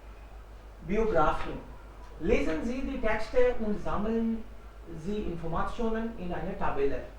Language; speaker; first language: German; non-native, fluent; Hindi